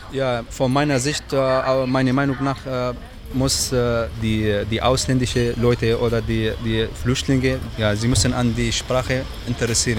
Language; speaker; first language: German; non-native, learner; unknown